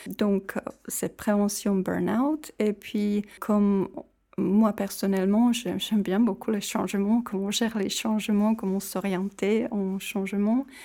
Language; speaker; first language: French; non-native, fluent; Czech